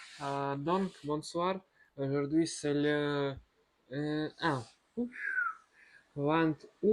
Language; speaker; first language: French; non-native, learner; Russian